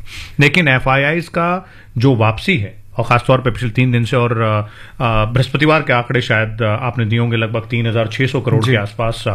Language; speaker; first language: Hindi; native; Hindi